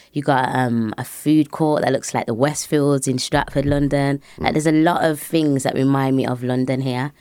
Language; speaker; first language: English; native; English